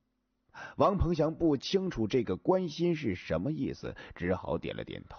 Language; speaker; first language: Chinese; native; Chinese